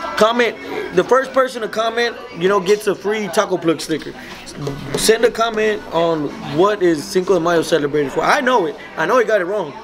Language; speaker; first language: English; early bilingual, other home language; Spanish